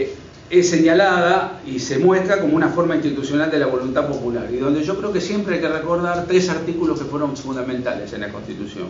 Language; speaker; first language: Spanish; native; Spanish